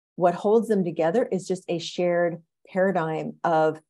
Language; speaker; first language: English; native; English